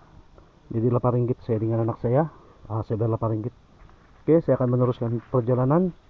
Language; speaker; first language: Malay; non-native, local second language; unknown